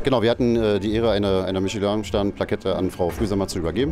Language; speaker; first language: German; native; German